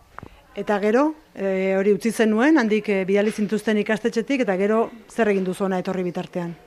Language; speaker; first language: Basque; native; Basque